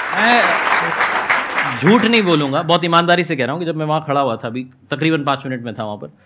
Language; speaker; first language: Hindi; native; Hindi